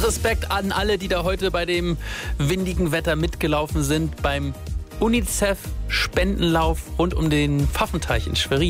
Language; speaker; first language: German; native; German